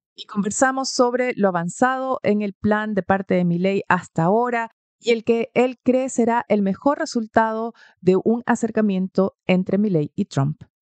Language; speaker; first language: Spanish; native; Spanish